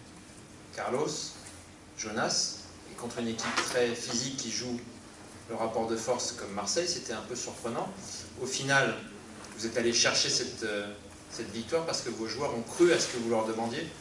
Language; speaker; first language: French; native; French